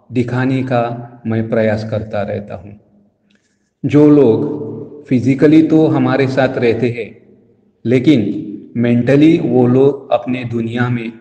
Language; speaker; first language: Hindi; non-native, local second language; Konkani